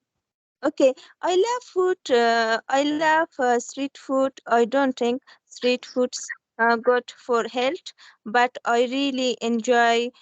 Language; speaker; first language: English; non-native, learner; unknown